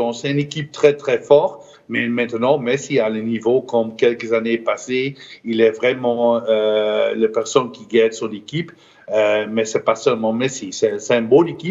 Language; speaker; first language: French; non-native, fluent; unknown